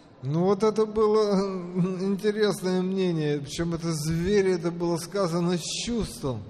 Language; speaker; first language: Russian; native; Russian